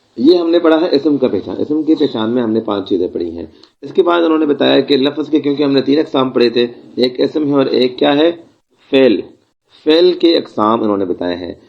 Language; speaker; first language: Urdu; non-native, local second language; Baluchi